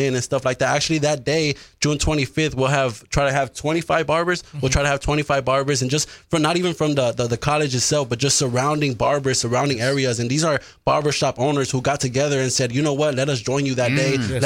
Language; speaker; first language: English; native; English